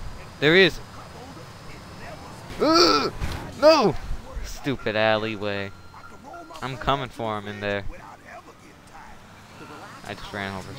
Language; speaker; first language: English; native; English